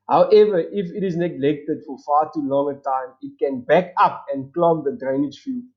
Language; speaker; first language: English; non-native, local second language; Afrikaans